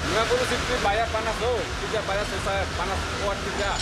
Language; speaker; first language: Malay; non-native, learner; Nepali